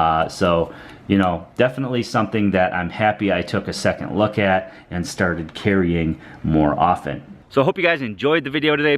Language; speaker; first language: English; native; English